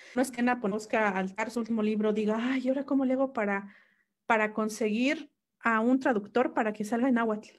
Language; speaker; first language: Spanish; non-native, local second language; Mixtepec Mixtec